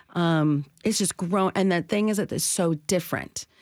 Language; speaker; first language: English; native; English